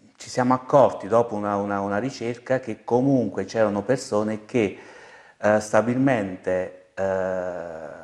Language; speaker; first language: Italian; native; Italian